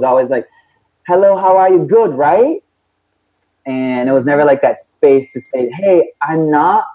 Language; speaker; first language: English; non-native, fluent; Portuguese